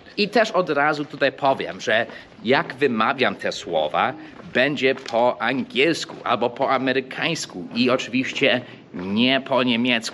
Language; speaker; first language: Polish; early bilingual, heritage; English